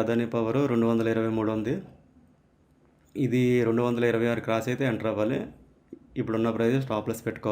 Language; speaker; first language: Telugu; native; Telugu